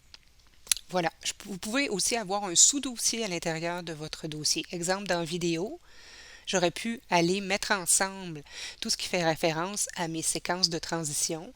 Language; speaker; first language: French; native; French